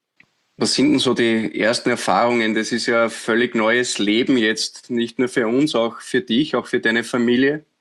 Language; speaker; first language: German; native; German